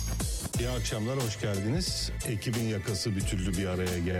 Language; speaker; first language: Turkish; native; Turkish